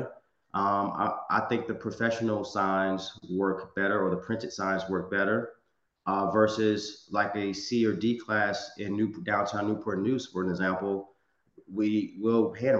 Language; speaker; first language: English; native; English